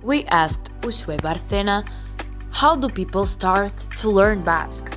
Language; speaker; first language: English; non-native, fluent; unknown